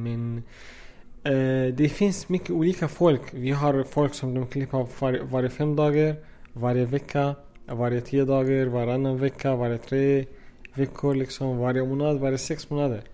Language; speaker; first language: Swedish; non-native, fluent; Arabic